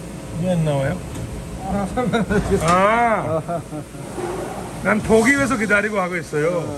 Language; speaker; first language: Korean; non-native, learner; Hindi